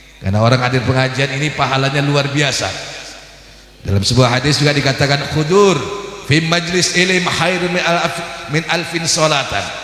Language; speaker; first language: Indonesian; native; Indonesian